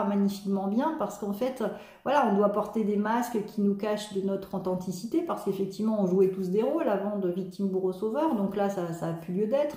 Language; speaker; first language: French; native; French